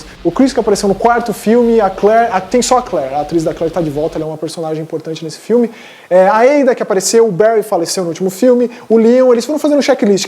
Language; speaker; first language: Portuguese; native; Portuguese